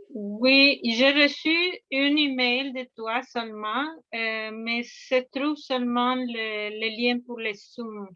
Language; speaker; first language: French; non-native, fluent; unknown